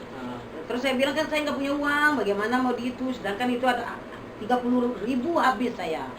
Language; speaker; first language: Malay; non-native, local second language; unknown